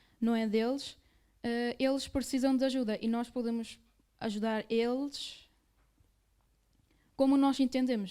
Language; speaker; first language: Portuguese; early bilingual, other home language; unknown